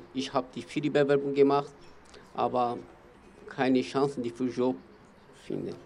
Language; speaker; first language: German; non-native, learner; Kurdish